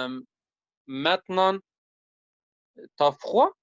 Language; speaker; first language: French; non-native, learner; Kurdish